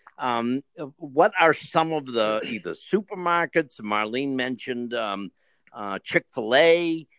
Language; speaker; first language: English; native; English